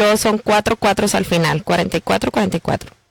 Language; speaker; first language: Spanish; native; Spanish